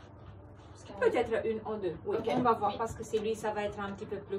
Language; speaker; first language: French; non-native, fluent; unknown